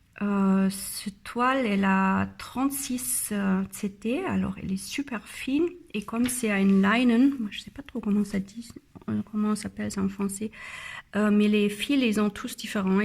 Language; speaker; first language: French; non-native, learner; German